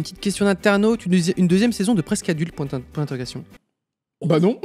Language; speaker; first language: French; native; French